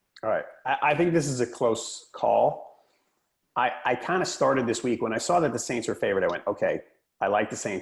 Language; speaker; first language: English; native; English